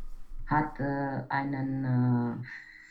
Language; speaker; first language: German; non-native, learner; Romanian